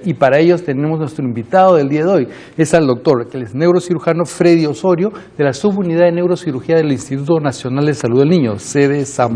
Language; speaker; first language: Spanish; native; Spanish